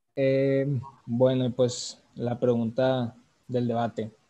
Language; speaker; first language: Spanish; native; Spanish